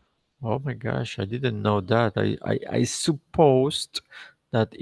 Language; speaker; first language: English; non-native, fluent; Spanish